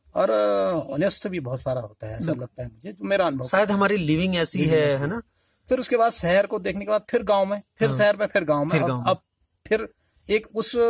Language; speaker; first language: Hindi; native; Hindi